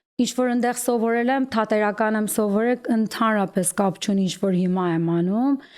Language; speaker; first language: Armenian; native; Armenian